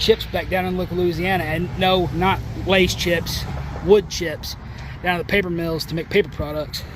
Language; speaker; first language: English; native; English